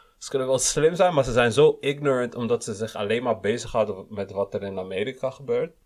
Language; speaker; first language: Dutch; early bilingual, other home language; Kinyarwanda